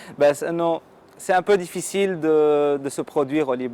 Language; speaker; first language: French; non-native, local second language; Arabic